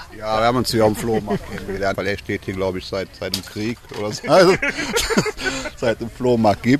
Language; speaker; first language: German; native; German